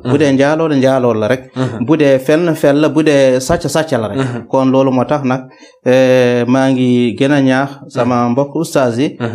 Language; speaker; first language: Wolof; non-native, local second language; Fula